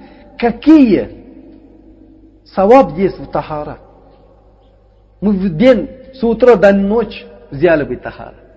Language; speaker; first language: Russian; non-native, learner; Uzbek